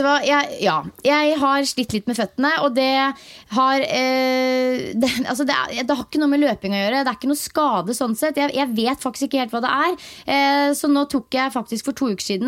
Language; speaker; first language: Norwegian; native; Norwegian